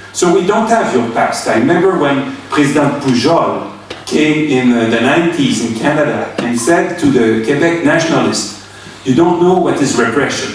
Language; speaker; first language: English; non-native, fluent; French